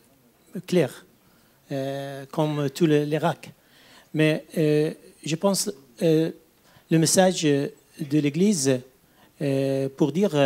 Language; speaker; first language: French; non-native, learner; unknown